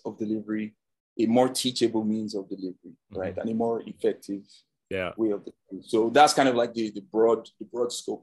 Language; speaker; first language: English; non-native, local second language; Yoruba